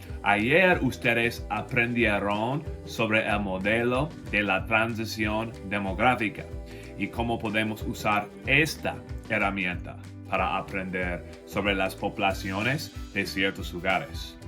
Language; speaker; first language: Spanish; non-native, fluent; English